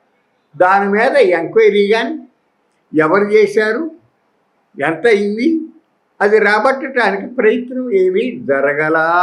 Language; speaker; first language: Telugu; native; Telugu